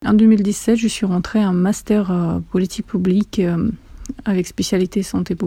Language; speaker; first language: French; non-native, fluent; Russian